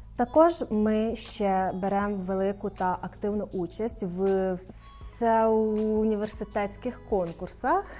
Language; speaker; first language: Ukrainian; native; Ukrainian